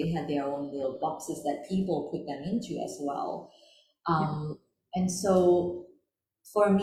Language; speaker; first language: English; non-native, local second language; Chinese